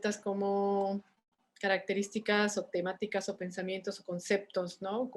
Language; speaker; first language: Spanish; native; Spanish